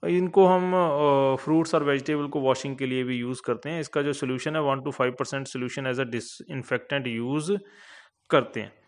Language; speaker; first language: Hindi; non-native, local second language; Punjabi